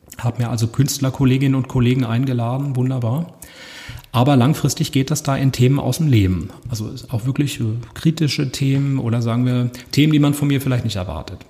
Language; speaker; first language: German; native; German